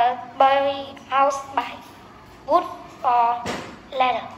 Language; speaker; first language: English; non-native, learner; Vietnamese